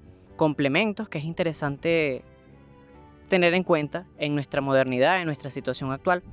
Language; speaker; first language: Spanish; native; Spanish